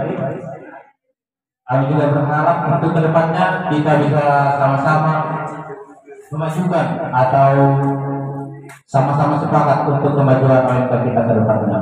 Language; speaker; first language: Indonesian; non-native, local second language; Batak Toba